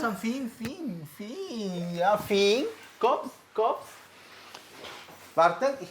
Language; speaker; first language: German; non-native, fluent; Spanish